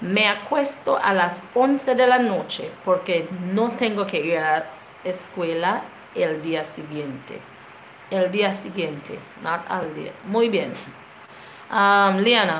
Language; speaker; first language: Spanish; non-native, fluent; English